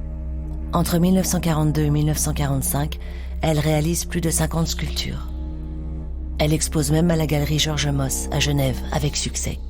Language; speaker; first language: French; native; French